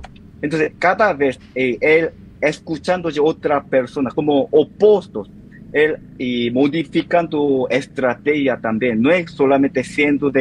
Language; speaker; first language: Spanish; non-native, learner; Korean